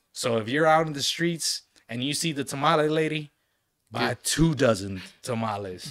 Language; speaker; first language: English; native; English